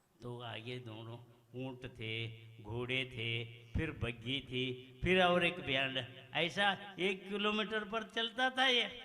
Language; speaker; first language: Hindi; non-native, local second language; Kannada